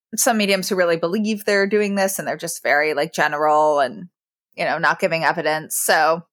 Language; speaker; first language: English; native; English